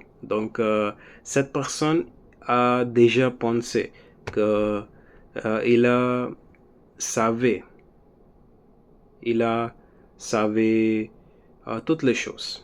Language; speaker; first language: French; non-native, learner; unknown